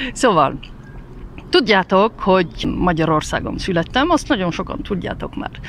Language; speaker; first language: Hungarian; early bilingual, heritage; Hungarian